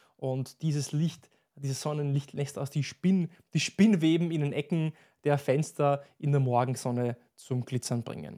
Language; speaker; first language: German; native; German